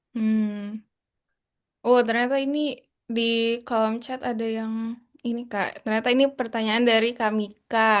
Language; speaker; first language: Indonesian; native; Indonesian